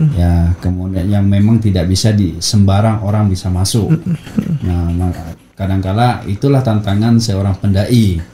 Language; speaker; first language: Indonesian; native; Indonesian